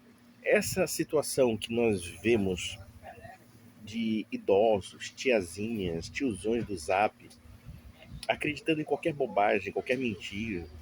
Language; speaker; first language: Portuguese; native; Portuguese